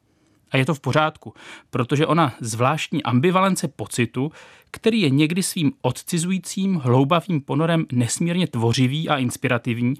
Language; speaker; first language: Czech; native; Czech